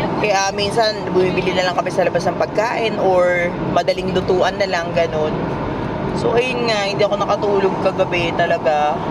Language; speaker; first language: Filipino; native; Filipino